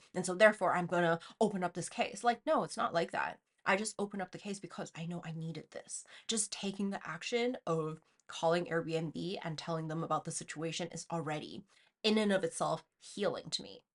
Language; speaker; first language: English; non-native, fluent; Chinese